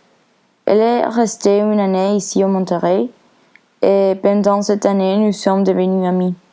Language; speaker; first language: French; non-native, learner; Spanish